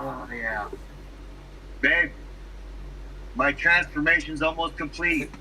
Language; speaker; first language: English; native; English